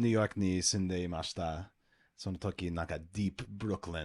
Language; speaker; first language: Japanese; non-native, learner; English